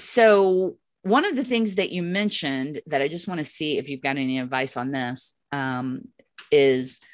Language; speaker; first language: English; native; English